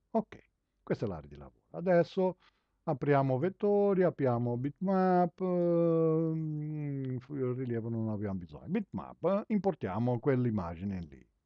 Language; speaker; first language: Italian; early bilingual, heritage; Italian